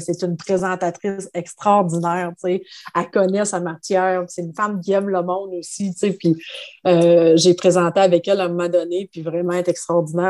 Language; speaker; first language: French; native; French